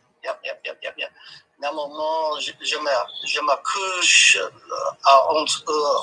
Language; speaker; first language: French; non-native, learner; English